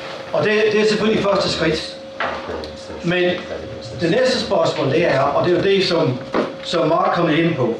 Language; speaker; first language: Danish; non-native, fluent; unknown